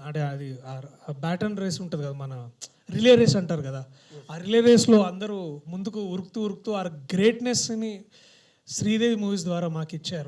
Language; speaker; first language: Telugu; native; Telugu